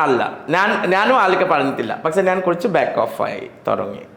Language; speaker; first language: Malayalam; non-native, learner; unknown